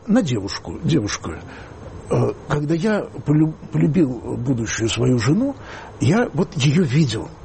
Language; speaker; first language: Russian; native; Russian